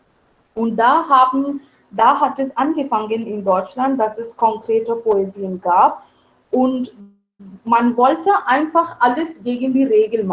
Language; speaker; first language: German; non-native, fluent; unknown